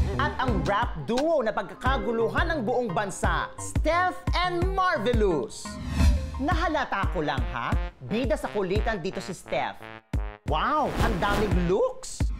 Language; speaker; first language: Filipino; native; Filipino